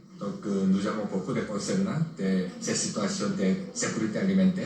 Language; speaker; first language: French; non-native, learner; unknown